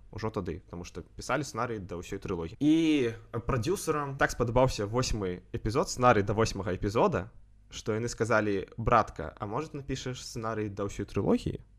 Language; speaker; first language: Belarusian; non-native, local second language; Russian